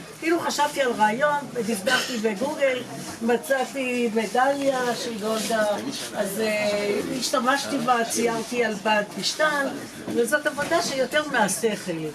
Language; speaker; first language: Hebrew; native; Hebrew